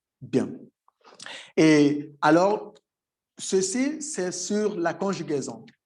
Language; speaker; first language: French; native; French